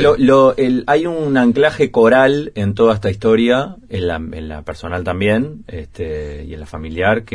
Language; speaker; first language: Spanish; native; Spanish